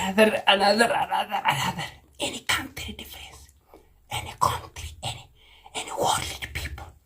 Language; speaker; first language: English; non-native, learner; Oromo